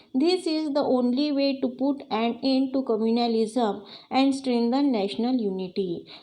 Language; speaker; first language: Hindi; non-native, local second language; Marathi